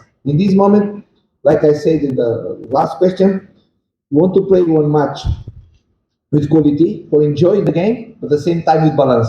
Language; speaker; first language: English; non-native, learner; Portuguese